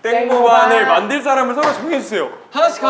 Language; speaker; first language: Korean; native; Korean